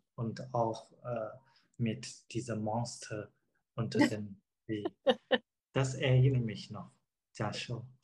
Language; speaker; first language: German; non-native, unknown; Chinese